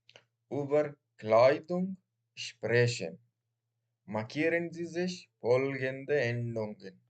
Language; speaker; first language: German; non-native, learner; Baluchi